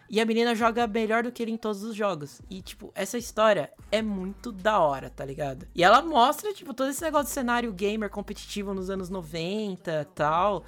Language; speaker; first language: Portuguese; native; Portuguese